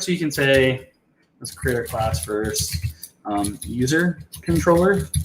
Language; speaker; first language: English; native; English